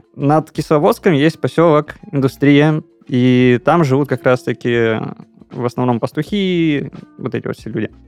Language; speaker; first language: Russian; native; Russian